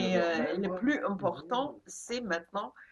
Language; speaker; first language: French; non-native, learner; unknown